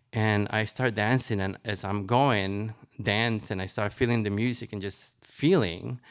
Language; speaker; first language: English; early bilingual, other home language; Spanish